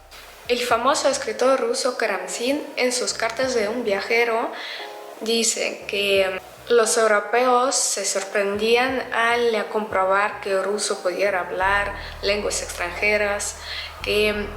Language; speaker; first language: Spanish; non-native, fluent; Russian